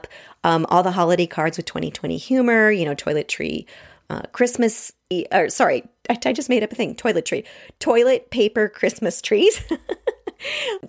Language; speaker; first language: English; native; English